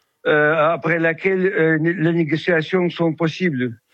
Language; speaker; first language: French; non-native, fluent; Ukrainian